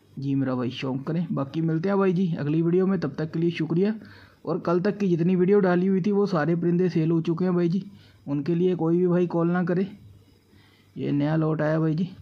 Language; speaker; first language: Hindi; non-native, local second language; Punjabi